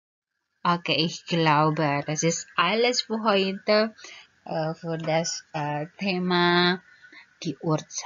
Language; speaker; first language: German; non-native, fluent; Indonesian